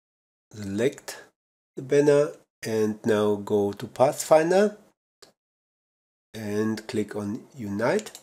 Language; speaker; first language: English; non-native, fluent; German